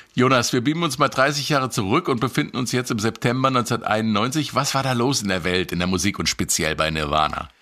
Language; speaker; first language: German; native; German